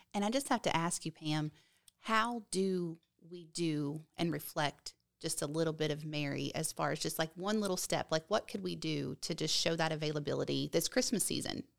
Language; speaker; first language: English; native; English